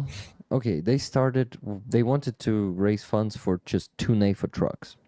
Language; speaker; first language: English; non-native, fluent; Ukrainian